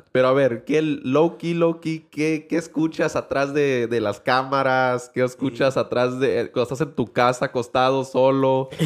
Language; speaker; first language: Spanish; early bilingual, heritage; Spanish